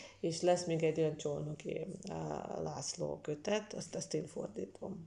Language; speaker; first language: Hungarian; non-native, fluent; Russian